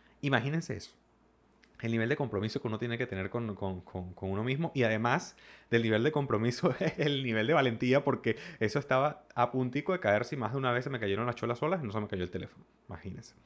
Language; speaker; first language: Spanish; native; Spanish